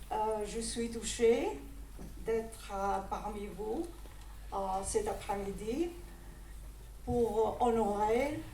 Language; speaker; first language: French; non-native, fluent; Greek